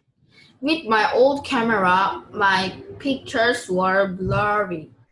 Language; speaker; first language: English; non-native, learner; Korean